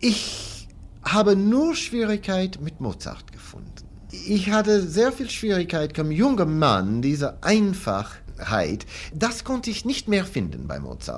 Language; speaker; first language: German; non-native, learner; English